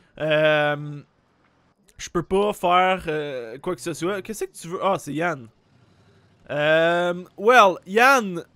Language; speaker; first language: French; native; French